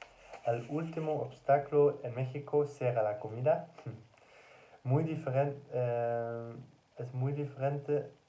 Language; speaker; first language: Spanish; non-native, learner; Dutch